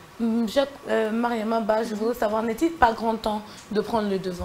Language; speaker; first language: French; non-native, local second language; Lingala